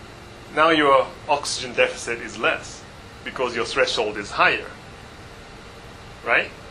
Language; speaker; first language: English; non-native, fluent; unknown